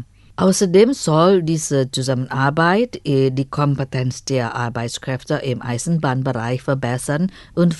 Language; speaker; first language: German; non-native, fluent; Indonesian